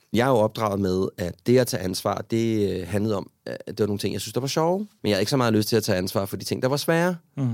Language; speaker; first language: Danish; native; Danish